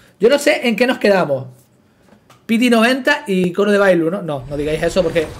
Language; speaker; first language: Spanish; native; Spanish